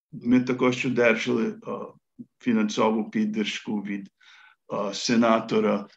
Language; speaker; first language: Ukrainian; early bilingual, heritage; Ukrainian